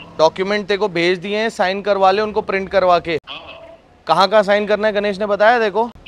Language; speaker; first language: Hindi; native; Hindi